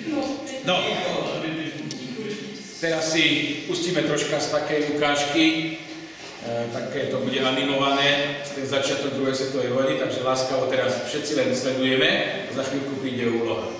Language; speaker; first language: Slovak; native; Slovak